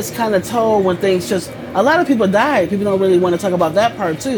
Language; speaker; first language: English; native; English